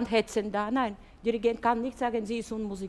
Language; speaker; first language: German; non-native, fluent; Bulgarian